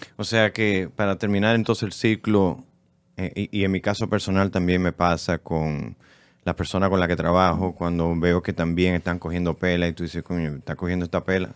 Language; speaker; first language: Spanish; native; Spanish